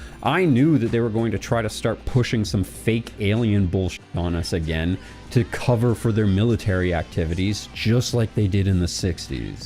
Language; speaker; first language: English; native; English